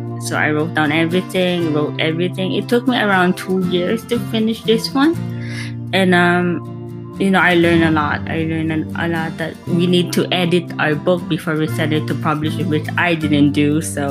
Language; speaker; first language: English; non-native, local second language; Filipino